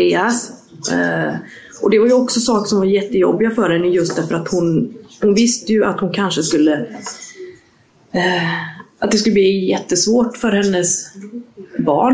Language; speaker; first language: Swedish; native; Swedish